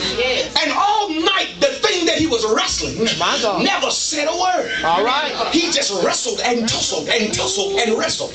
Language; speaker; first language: English; native; English